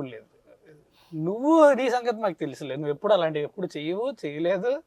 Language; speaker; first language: Telugu; native; Telugu